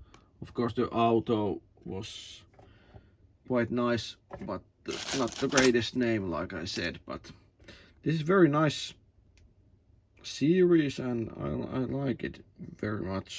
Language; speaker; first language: English; non-native, learner; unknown